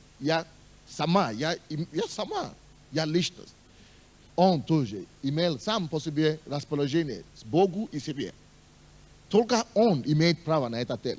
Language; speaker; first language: Russian; non-native, fluent; Yoruba